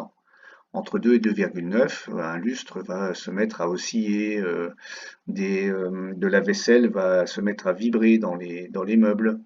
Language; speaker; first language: French; native; French